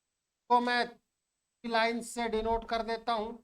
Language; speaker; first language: Hindi; native; Hindi